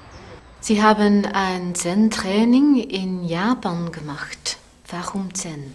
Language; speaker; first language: German; non-native, fluent; Dutch